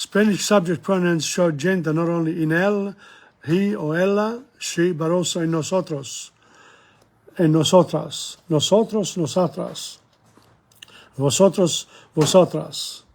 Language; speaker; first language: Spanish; non-native, learner; English